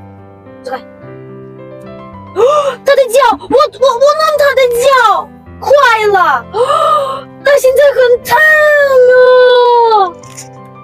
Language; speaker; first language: Chinese; non-native, learner; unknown